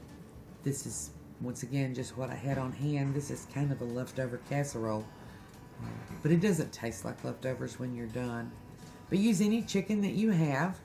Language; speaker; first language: English; native; English